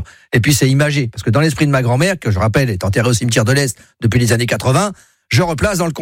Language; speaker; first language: French; native; French